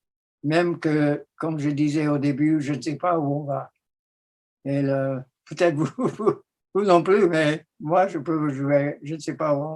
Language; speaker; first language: French; non-native, fluent; English